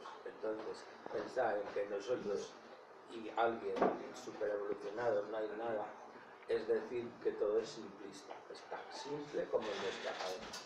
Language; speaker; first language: Spanish; native; Spanish